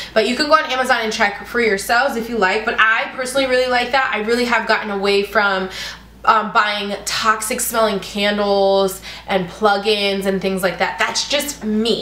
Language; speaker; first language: English; native; English